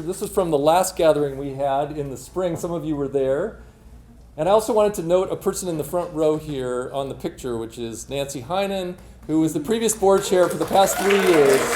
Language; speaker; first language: English; native; English